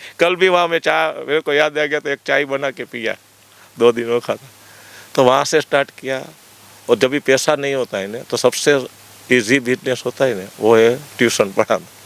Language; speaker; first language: Hindi; non-native, local second language; Gujarati